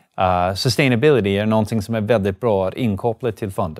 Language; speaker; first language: Swedish; non-native, learner; English